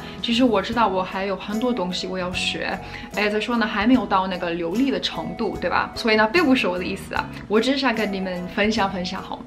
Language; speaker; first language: Chinese; non-native, fluent; English